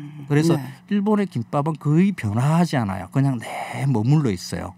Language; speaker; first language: Korean; native; Korean